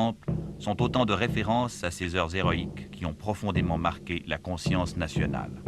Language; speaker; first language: French; native; French